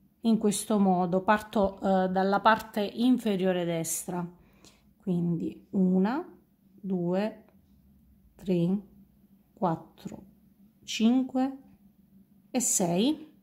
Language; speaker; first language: Italian; native; Italian